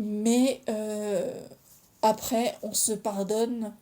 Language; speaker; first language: French; native; French